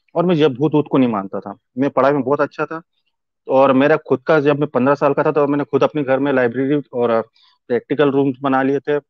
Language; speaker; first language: Hindi; native; Hindi